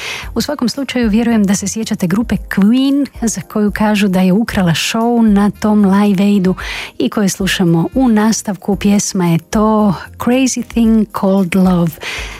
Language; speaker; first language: Bosnian; native; Bosnian